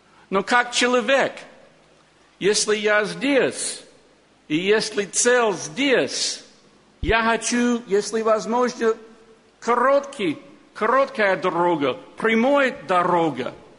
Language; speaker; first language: Russian; non-native, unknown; English